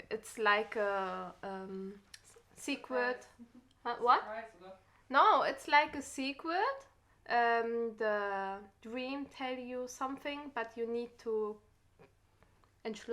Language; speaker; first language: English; non-native, learner; German